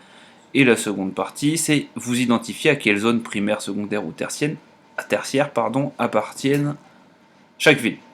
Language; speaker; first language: French; native; French